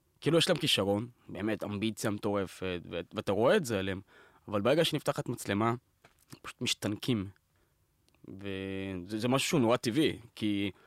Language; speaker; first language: Hebrew; native; Hebrew